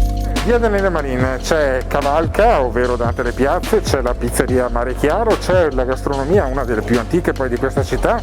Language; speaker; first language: Italian; native; Italian